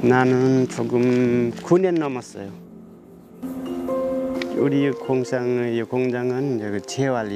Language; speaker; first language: Korean; non-native, learner; Nepali